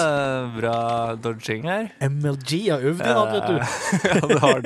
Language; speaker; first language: Norwegian; native; Norwegian